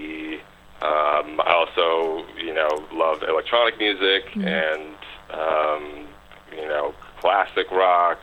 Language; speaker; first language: English; native; English